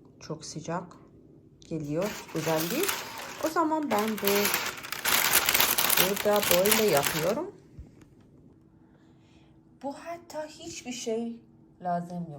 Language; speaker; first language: Turkish; non-native, learner; Persian